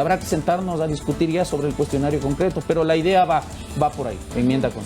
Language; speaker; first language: Spanish; native; Spanish